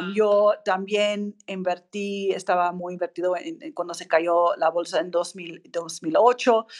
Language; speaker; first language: Spanish; non-native, fluent; English